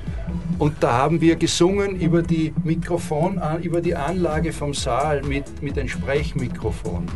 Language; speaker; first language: German; native; German